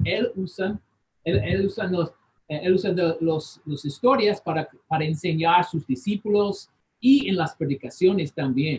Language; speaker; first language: Spanish; non-native, fluent; English